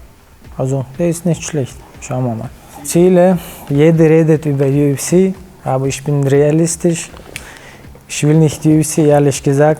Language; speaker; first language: German; non-native, fluent; Chechen